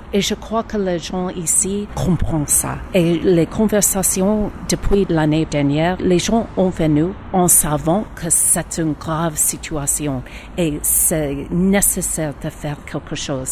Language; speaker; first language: French; non-native, learner; English